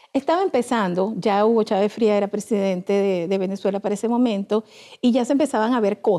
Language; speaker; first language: Spanish; native; Spanish